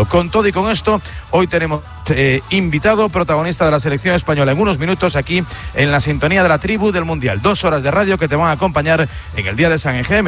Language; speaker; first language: Spanish; native; Spanish